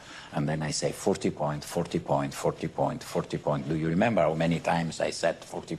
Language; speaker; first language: English; non-native, fluent; Italian